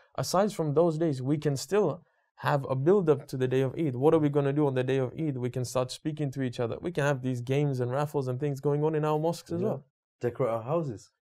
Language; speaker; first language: English; native; English